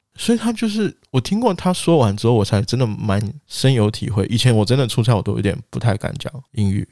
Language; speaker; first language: Chinese; non-native, local second language; Wu Chinese